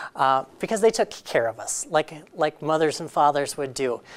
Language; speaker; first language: English; native; English